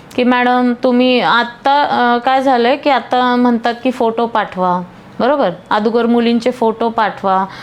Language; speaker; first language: Marathi; early bilingual, other home language; Hindi